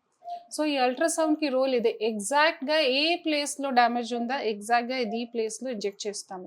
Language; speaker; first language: Telugu; non-native, fluent; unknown